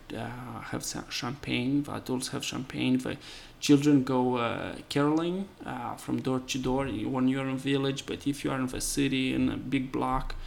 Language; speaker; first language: English; non-native, fluent; Romanian